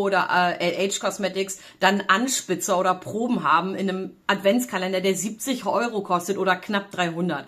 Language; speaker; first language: German; native; German